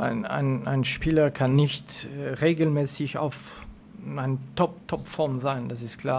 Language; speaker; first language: German; non-native, local second language; French